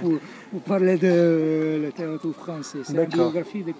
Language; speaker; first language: French; non-native, fluent; Italian